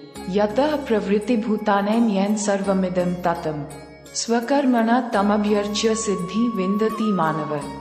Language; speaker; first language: Hindi; native; Hindi